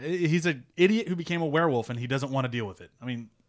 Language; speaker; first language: English; native; English